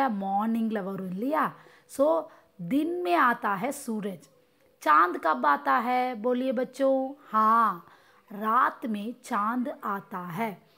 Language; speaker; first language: Hindi; non-native, local second language; Tamil